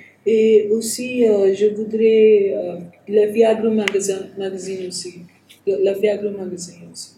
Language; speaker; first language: French; non-native, learner; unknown